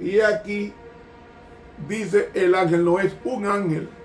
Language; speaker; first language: Spanish; native; Spanish